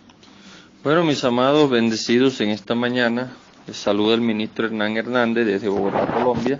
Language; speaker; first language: Spanish; native; Spanish